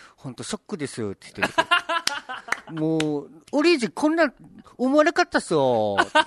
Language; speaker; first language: Japanese; native; Japanese